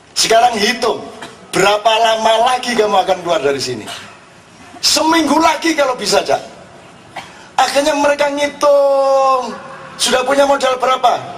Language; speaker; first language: Indonesian; non-native, local second language; Javanese